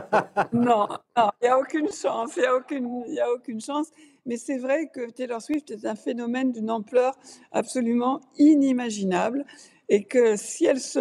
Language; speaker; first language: French; native; French